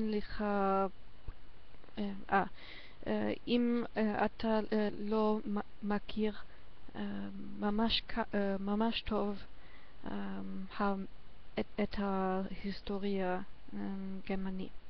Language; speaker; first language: Hebrew; non-native, learner; German